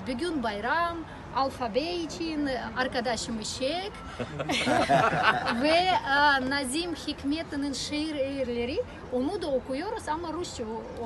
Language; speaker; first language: Turkish; non-native, learner; Russian